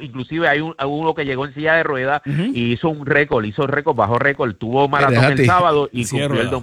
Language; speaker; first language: Spanish; native; Spanish